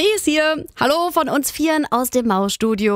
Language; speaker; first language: German; native; German